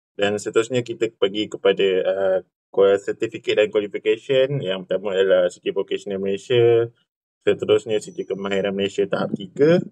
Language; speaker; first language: Malay; native; Malay